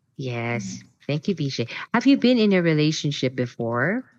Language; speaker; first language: English; non-native, fluent; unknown